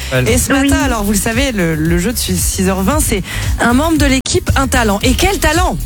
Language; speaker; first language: French; native; French